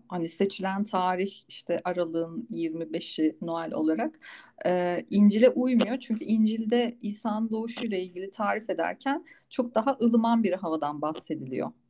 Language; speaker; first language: Turkish; native; Turkish